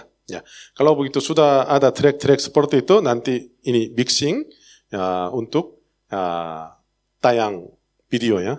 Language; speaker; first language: Indonesian; non-native, learner; Korean